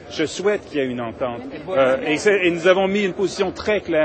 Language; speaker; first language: French; native; French